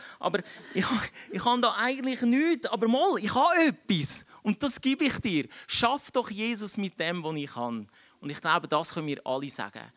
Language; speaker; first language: German; early bilingual, other home language; Czech